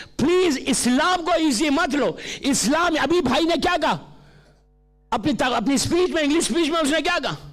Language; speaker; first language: Urdu; native; Urdu